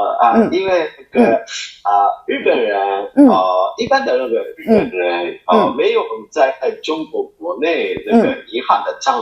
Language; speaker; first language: Chinese; non-native, fluent; Japanese